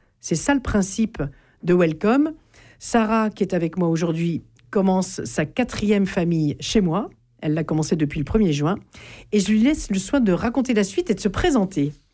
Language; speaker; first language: French; native; French